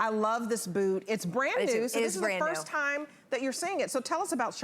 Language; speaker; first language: English; native; English